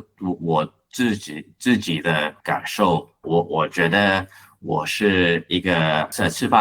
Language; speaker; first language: Chinese; non-native, learner; Cantonese